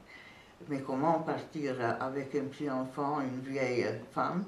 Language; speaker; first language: French; non-native, fluent; Serbian